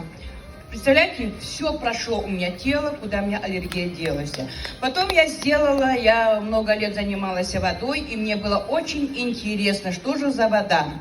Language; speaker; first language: Russian; native; Russian